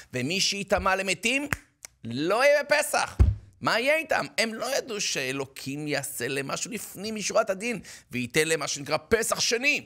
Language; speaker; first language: Hebrew; native; Hebrew